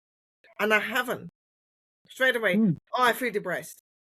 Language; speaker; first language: English; non-native, fluent; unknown